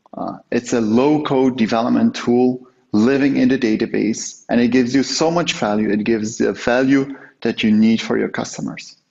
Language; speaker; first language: English; non-native, fluent; Dutch